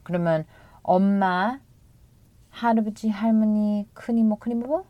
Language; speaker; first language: Korean; early bilingual, heritage; Korean